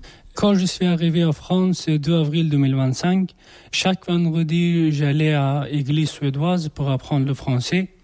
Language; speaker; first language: French; non-native, learner; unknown